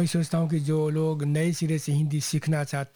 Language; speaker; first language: Hindi; native; Hindi